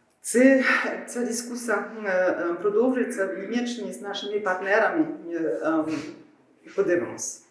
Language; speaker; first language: Ukrainian; non-native, fluent; German